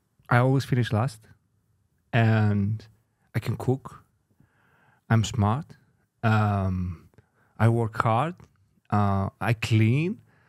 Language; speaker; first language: English; non-native, fluent; Greek